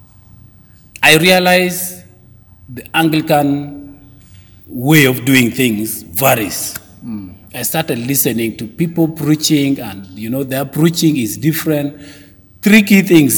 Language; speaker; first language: English; non-native, local second language; Acoli